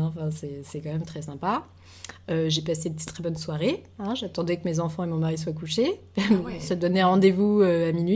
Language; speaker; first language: French; native; French